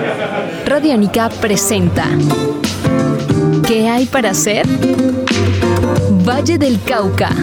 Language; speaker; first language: Spanish; native; Spanish